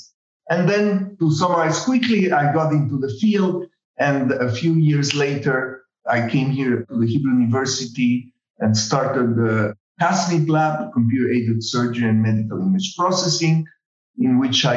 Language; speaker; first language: English; non-native, fluent; Spanish